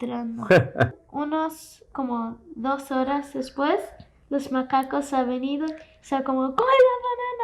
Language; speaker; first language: Spanish; early bilingual, heritage; Spanish